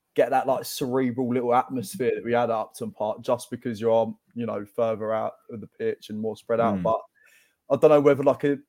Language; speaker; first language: English; native; English